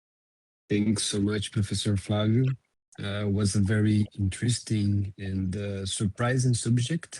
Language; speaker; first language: English; non-native, learner; Portuguese